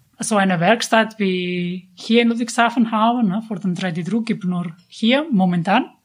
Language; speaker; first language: German; non-native, fluent; Catalan